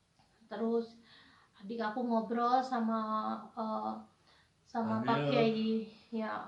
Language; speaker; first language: Indonesian; non-native, local second language; Javanese